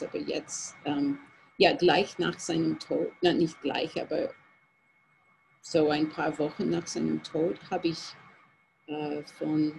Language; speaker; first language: German; non-native, fluent; English